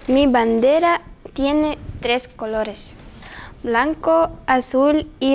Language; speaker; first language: Spanish; non-native, learner; Russian